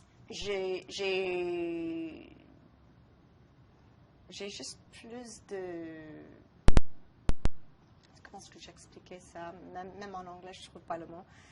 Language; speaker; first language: French; non-native, local second language; English